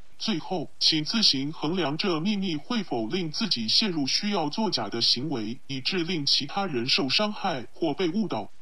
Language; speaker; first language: Chinese; non-native, local second language; Cantonese